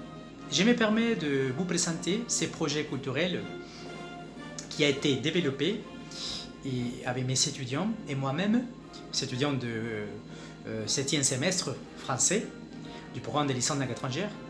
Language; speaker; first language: French; non-native, fluent; Spanish